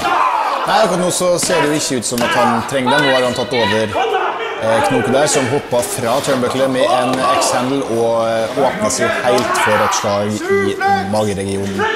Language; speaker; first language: Norwegian; native; Norwegian